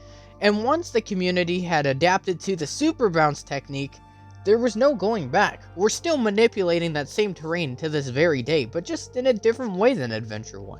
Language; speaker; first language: English; native; English